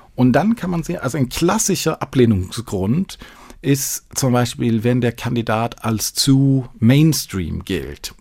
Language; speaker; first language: German; non-native, fluent; Swedish